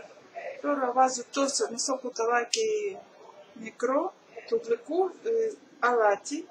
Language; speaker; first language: Greek; non-native, learner; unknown